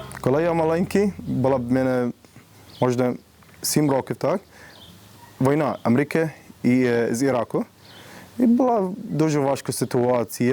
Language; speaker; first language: Ukrainian; non-native, learner; Arabic